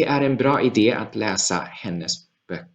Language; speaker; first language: Swedish; non-native, fluent; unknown